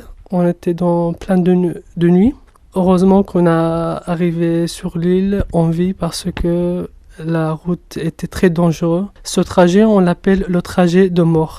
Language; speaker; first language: French; non-native, fluent; Kurdish